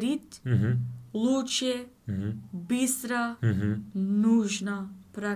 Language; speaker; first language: Russian; non-native, learner; English